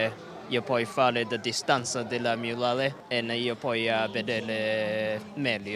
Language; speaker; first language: Italian; non-native, learner; Japanese